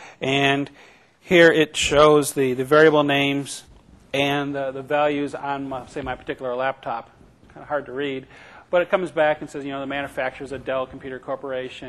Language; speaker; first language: English; native; English